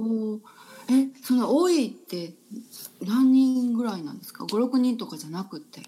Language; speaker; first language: Japanese; native; Japanese